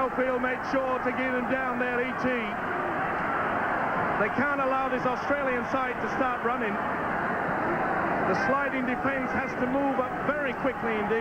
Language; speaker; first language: English; native; English